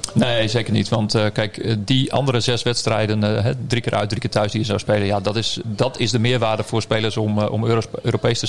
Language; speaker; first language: Dutch; native; Dutch